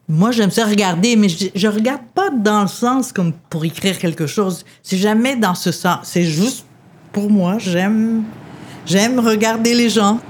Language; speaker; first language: French; native; French